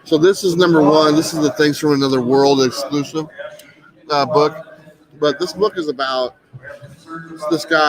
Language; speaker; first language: English; native; English